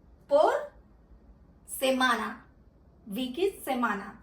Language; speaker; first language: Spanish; non-native, fluent; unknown